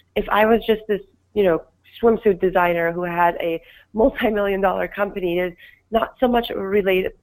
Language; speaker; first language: English; non-native, fluent; Persian